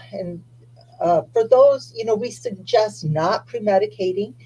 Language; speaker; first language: English; early bilingual, other home language; Spanish